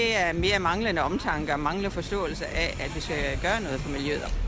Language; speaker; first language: Danish; native; Danish